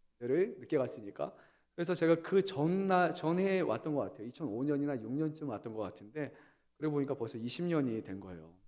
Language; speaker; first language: Korean; early bilingual, heritage; Korean